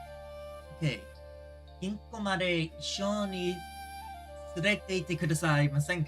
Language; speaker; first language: Japanese; non-native, learner; English